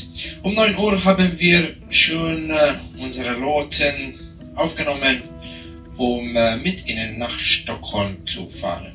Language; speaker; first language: German; non-native, fluent; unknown